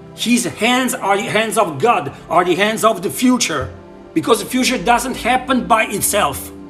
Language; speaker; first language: English; non-native, learner; Italian